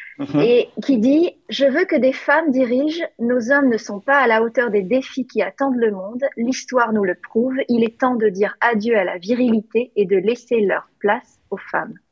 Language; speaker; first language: French; native; French